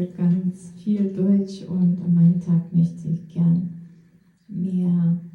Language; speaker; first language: German; non-native, fluent; Russian